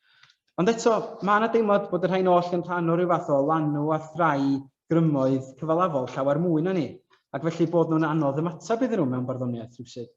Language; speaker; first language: Welsh; native; Welsh